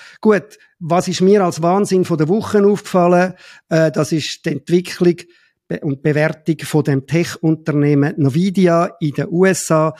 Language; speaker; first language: German; native; German